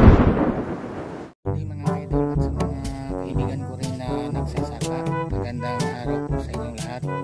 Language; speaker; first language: Filipino; non-native, local second language; Cebuano